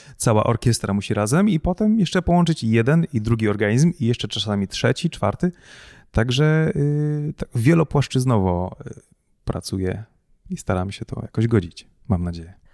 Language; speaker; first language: Polish; native; Polish